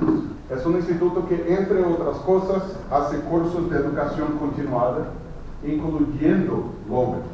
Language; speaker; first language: Spanish; non-native, fluent; Portuguese